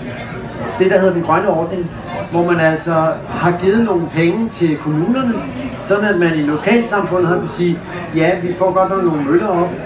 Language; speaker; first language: Danish; native; Danish